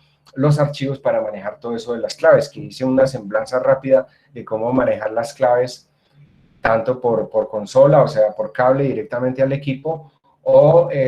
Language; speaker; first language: Spanish; native; Spanish